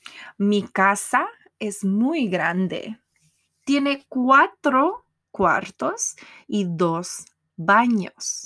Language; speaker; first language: Spanish; non-native, fluent; English